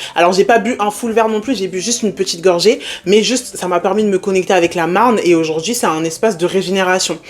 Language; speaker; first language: French; early bilingual, other home language; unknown